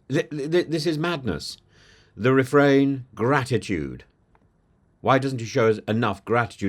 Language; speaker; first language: English; native; English